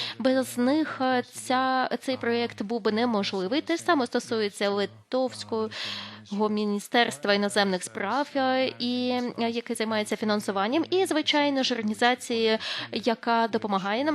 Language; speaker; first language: Ukrainian; non-native, fluent; Lithuanian